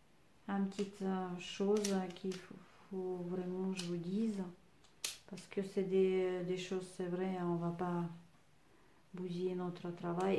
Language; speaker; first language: French; non-native, fluent; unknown